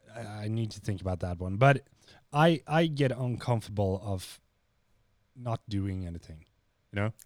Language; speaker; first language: English; non-native, fluent; Swedish